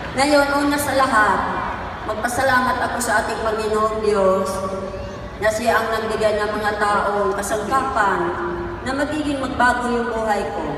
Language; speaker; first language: Filipino; non-native, local second language; Cebuano